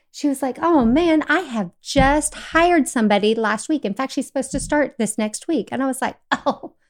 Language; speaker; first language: English; native; English